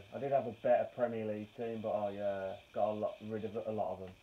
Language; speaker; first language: English; native; English